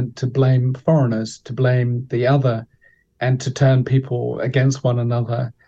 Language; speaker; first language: English; native; English